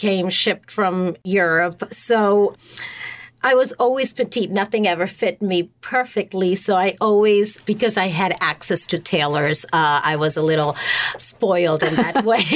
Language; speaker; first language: English; non-native, fluent; Spanish